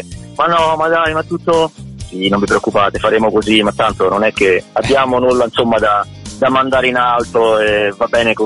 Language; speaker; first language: Italian; native; Italian